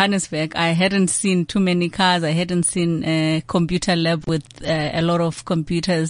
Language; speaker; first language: English; non-native, local second language; Xhosa